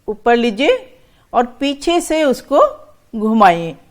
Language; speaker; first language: Hindi; non-native, local second language; Assamese